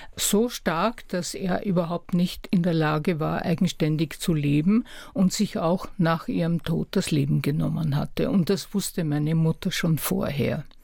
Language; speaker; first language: German; native; German